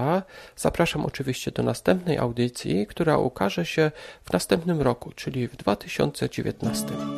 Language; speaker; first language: Polish; native; Polish